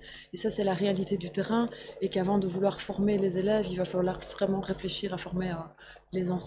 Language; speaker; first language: French; native; French